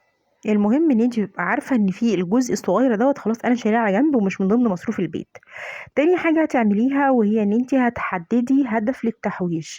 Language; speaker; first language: Arabic; native; Arabic